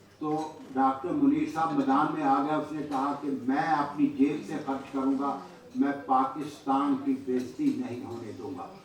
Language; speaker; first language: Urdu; non-native, local second language; Punjabi